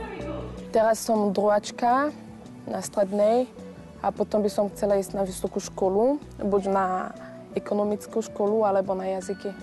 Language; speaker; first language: Slovak; non-native, fluent; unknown